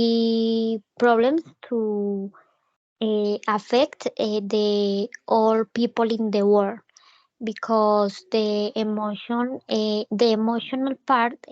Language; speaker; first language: English; non-native, learner; Spanish